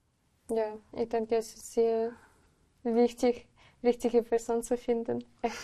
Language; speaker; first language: German; non-native, learner; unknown